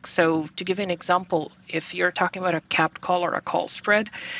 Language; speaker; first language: English; non-native, local second language; Bangla